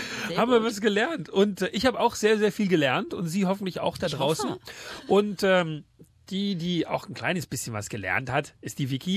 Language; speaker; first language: German; native; German